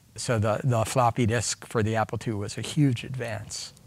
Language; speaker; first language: English; native; English